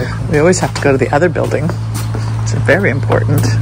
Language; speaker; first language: English; native; English